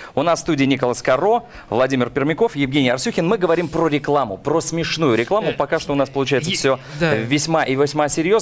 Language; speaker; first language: Russian; native; Russian